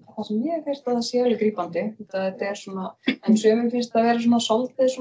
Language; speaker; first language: Icelandic; native; Icelandic